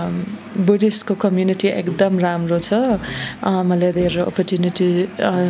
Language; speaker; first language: Nepali; non-native, learner; German